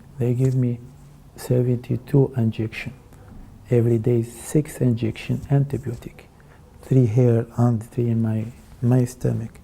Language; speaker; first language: English; non-native, learner; Arabic